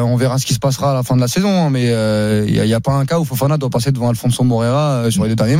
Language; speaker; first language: French; native; French